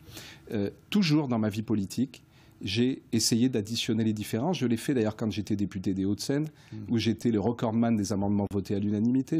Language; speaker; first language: French; native; French